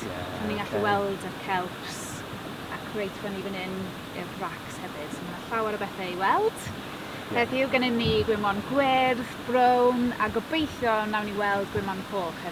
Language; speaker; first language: Welsh; non-native, local second language; English